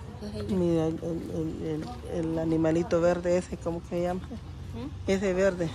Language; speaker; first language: Spanish; native; Spanish